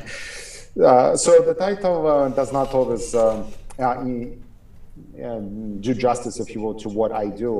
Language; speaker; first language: English; non-native, fluent; Ukrainian